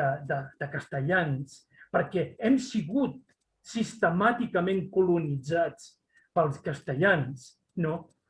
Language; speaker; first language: Catalan; non-native, local second language; Spanish